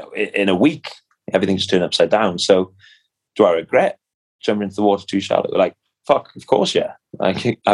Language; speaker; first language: English; native; English